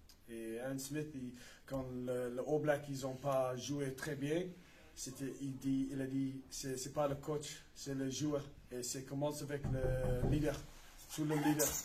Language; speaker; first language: French; non-native, learner; English